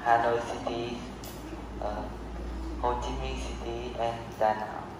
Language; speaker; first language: English; non-native, learner; Vietnamese